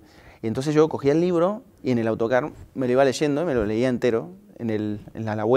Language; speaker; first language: Spanish; native; Spanish